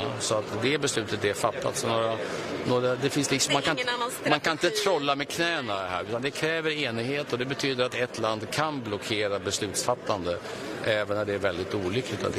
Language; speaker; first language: Swedish; native; Swedish